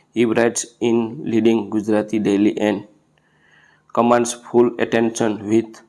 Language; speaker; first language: English; non-native, local second language; Gujarati